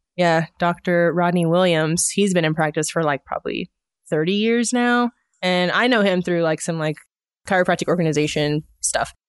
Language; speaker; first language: English; native; English